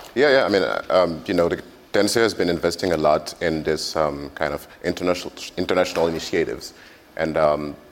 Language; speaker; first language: English; non-native, fluent; French